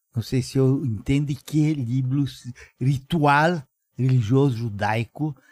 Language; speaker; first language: Portuguese; non-native, fluent; Romanian